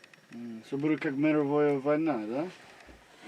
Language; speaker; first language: Russian; non-native, learner; English